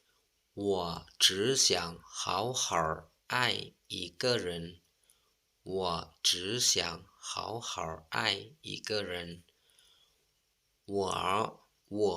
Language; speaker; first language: Chinese; non-native, fluent; Lao